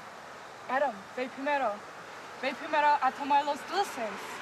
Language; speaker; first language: Spanish; non-native, learner; English